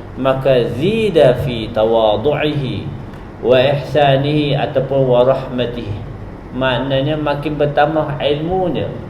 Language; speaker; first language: Malay; native; Malay